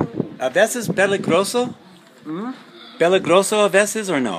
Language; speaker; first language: Spanish; non-native, learner; English